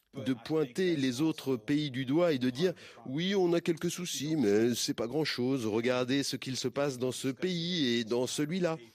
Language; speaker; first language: French; non-native, fluent; English